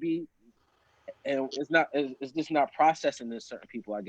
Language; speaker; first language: English; native; English